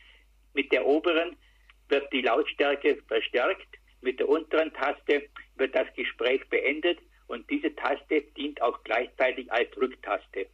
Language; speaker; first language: German; native; German